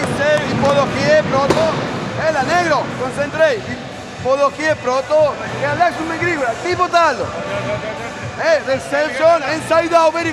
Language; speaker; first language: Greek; non-native, learner; Spanish